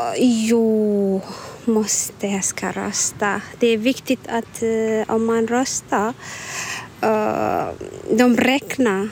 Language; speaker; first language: Swedish; non-native, learner; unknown